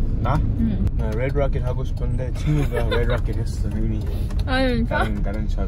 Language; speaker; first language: Korean; non-native, learner; English